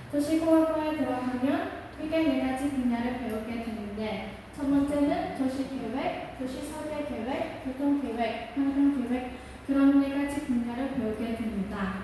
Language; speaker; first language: Korean; non-native, local second language; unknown